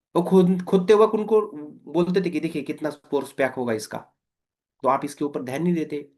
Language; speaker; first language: Hindi; non-native, local second language; Marathi